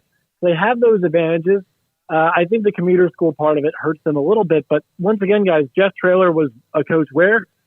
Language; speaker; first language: English; native; English